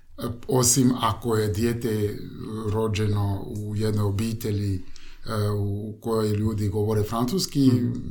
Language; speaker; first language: Croatian; non-native, fluent; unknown